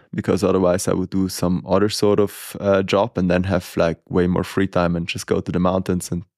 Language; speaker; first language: English; non-native, fluent; Italian